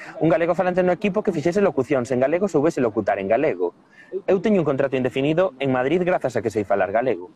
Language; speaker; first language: Galician; non-native, local second language; Spanish